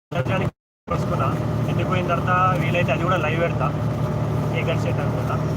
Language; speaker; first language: Telugu; non-native, local second language; Lambadi